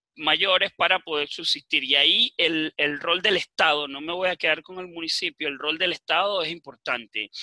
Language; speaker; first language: Spanish; native; Spanish